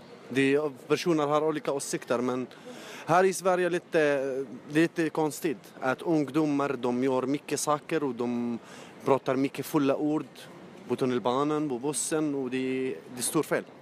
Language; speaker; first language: Swedish; non-native, learner; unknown